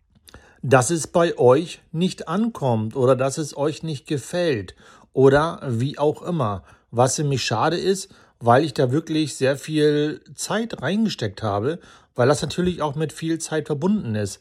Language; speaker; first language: German; native; German